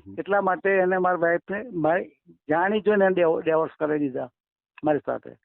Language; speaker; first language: Gujarati; native; Gujarati